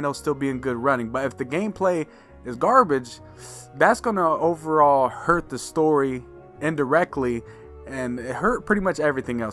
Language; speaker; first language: English; native; English